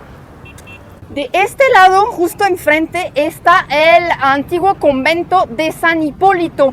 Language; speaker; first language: Spanish; native; Spanish